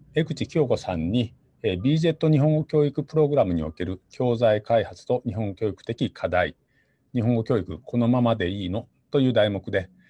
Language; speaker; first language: Japanese; native; Japanese